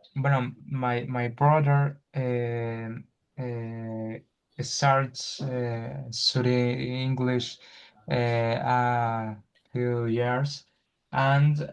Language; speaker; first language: English; non-native, learner; Spanish